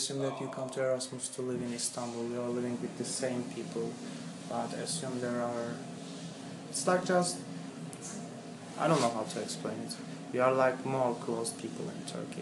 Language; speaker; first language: English; non-native, fluent; Turkish